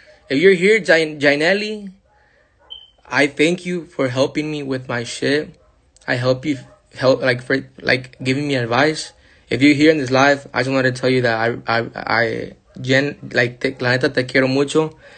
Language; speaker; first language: English; early bilingual, other home language; Spanish